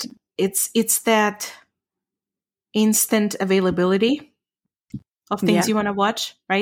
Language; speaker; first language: English; non-native, fluent; Ukrainian